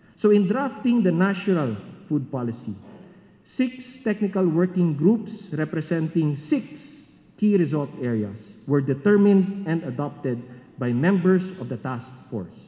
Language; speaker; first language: English; non-native, local second language; Filipino